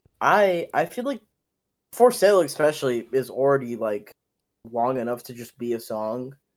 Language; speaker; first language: English; early bilingual, other home language; Amharic